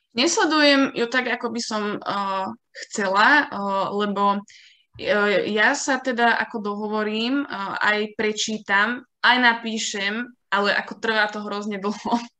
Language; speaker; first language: Slovak; native; Slovak